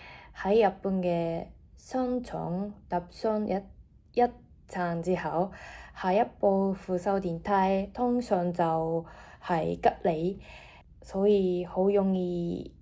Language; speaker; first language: Cantonese; non-native, fluent; Japanese